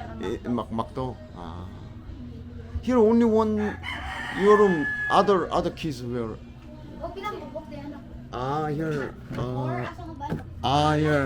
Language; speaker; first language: English; non-native, learner; Korean